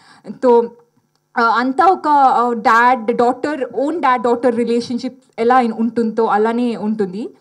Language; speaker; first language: Telugu; non-native, learner; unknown